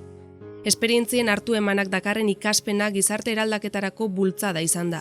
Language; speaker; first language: Basque; native; Basque